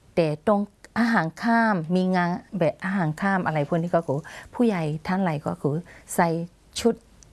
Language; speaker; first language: Thai; non-native, fluent; Burmese